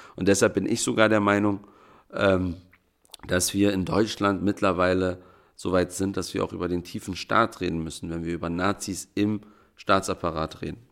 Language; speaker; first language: German; native; German